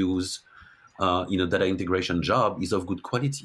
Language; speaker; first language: English; non-native, fluent; French